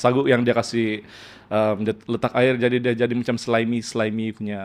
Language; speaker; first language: Malay; native; Malay